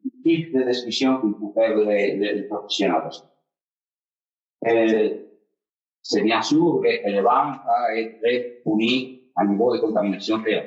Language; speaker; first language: French; non-native, fluent; Spanish